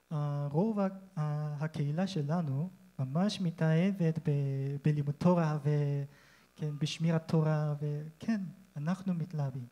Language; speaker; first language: Hebrew; non-native, learner; Korean